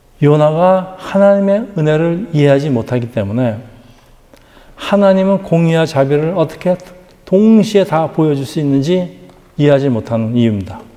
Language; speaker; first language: Korean; native; Korean